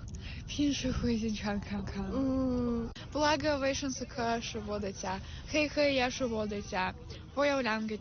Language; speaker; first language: Chinese; non-native, learner; Russian